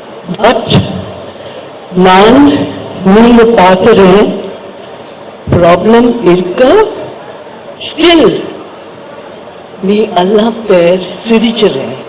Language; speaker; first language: Tamil; non-native, learner; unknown